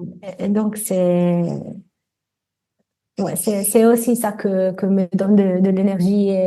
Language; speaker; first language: French; non-native, fluent; Italian